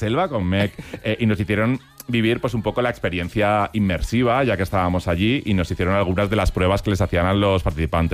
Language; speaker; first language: Spanish; native; Spanish